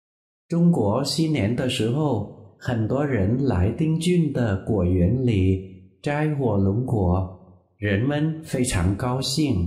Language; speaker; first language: Chinese; non-native, fluent; Vietnamese